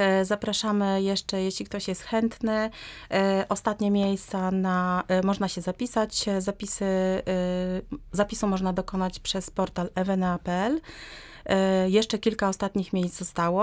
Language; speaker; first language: Polish; native; Polish